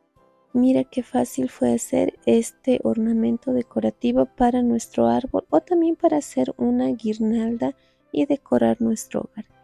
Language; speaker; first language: Spanish; native; Spanish